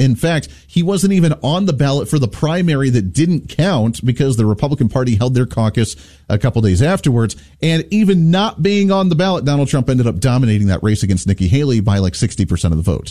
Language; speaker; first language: English; native; English